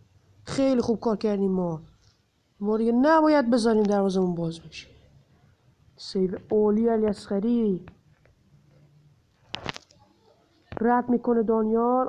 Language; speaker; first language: Persian; native; Persian